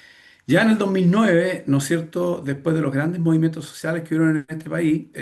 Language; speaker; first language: Spanish; native; Spanish